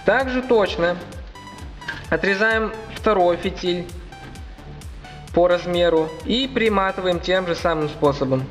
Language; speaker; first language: Russian; native; Russian